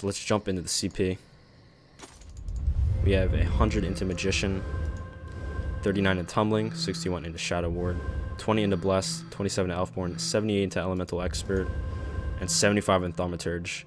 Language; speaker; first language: English; native; English